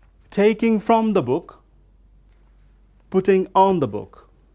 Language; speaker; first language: English; non-native, local second language; Bangla